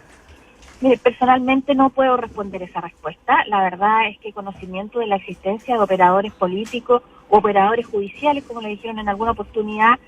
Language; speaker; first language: Spanish; native; Spanish